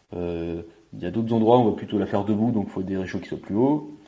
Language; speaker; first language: French; native; French